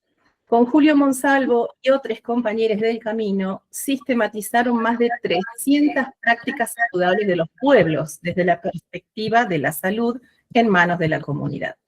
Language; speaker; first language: Spanish; native; Spanish